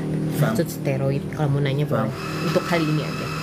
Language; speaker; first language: Indonesian; native; Indonesian